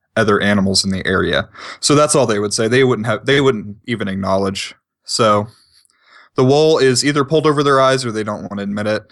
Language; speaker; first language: English; native; English